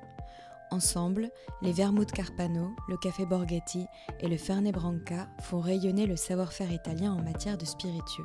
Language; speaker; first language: French; native; French